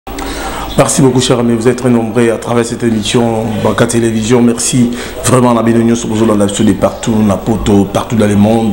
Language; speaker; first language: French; non-native, local second language; Lingala